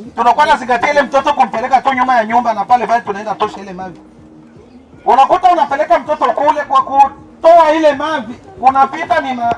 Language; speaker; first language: Swahili; native; Swahili